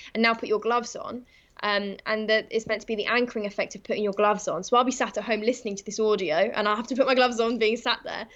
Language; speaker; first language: English; native; English